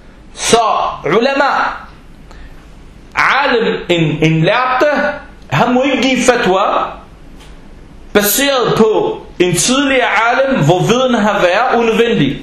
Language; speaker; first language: Danish; non-native, fluent; Arabic